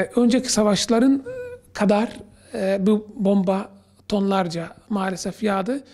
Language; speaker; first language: Turkish; non-native, fluent; Arabic